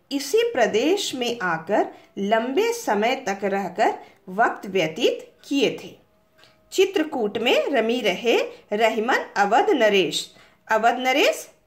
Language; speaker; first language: Hindi; native; Hindi